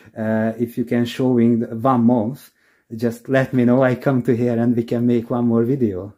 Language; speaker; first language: English; non-native, learner; Hungarian